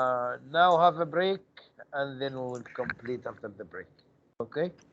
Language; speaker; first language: English; non-native, fluent; Arabic